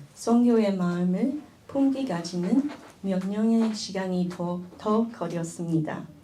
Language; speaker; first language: Korean; early bilingual, other home language; Chinese